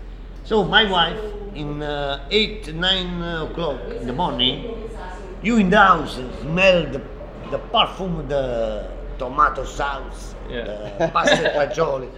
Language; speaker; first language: English; non-native, learner; Italian